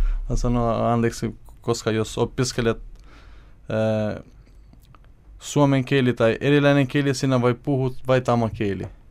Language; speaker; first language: Finnish; non-native, learner; Albanian